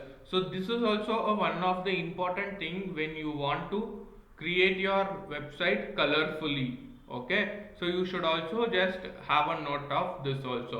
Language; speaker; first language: English; non-native, local second language; Kannada